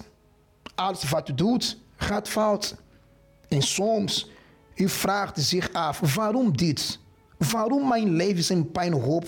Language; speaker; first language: Dutch; non-native, fluent; Portuguese